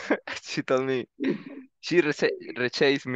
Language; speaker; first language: English; non-native, learner; Spanish